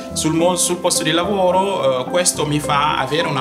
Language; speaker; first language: Italian; non-native, fluent; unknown